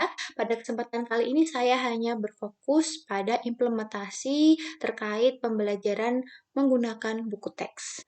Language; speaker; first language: Indonesian; native; Indonesian